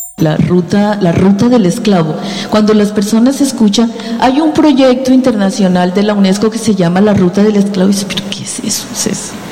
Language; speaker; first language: Spanish; native; Spanish